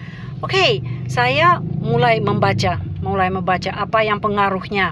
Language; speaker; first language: Indonesian; non-native, fluent; Russian